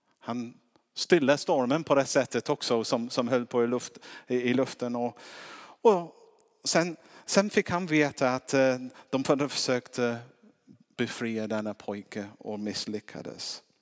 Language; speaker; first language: Swedish; non-native, fluent; English